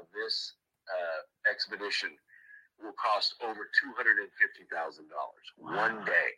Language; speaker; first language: English; native; English